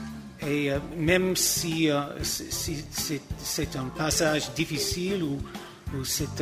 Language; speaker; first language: French; non-native, learner; English